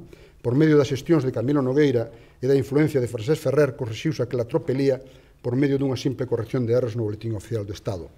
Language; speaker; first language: Galician; native; Galician